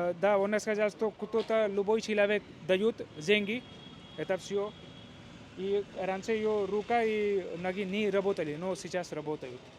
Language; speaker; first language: Russian; non-native, learner; Hindi